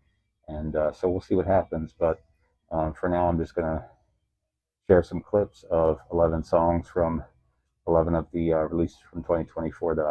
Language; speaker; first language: English; native; English